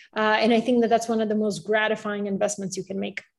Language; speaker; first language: English; early bilingual, other home language; Bulgarian